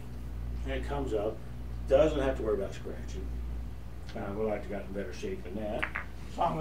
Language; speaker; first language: English; native; English